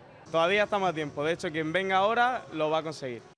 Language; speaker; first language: Spanish; native; Spanish